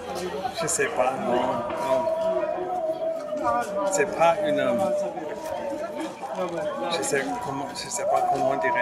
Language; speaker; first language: French; non-native, fluent; German